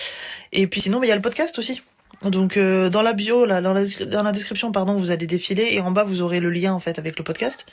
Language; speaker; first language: French; native; French